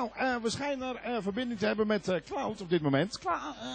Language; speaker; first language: Dutch; native; Dutch